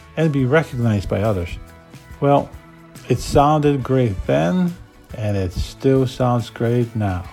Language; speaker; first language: English; non-native, fluent; Polish